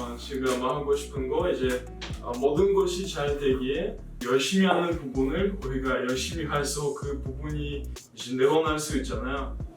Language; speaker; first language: Korean; non-native, fluent; Russian